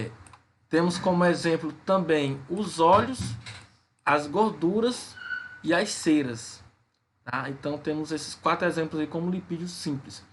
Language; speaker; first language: Portuguese; native; Portuguese